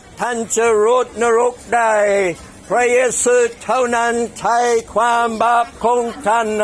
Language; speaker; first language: Thai; non-native, fluent; English